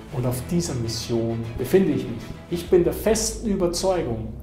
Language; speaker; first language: German; native; German